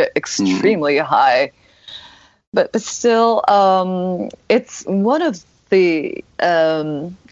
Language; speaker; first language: English; non-native, fluent; Japanese